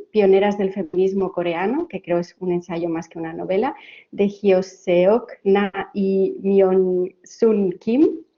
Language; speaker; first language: Spanish; native; Spanish